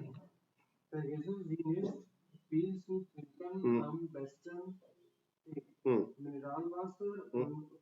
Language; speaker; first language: German; non-native, learner; Hindi